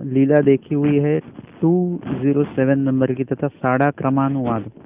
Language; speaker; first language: Hindi; non-native, local second language; Marathi